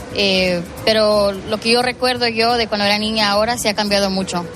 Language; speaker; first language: Spanish; early bilingual, heritage; Spanish